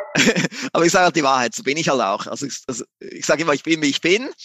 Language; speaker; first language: German; native; German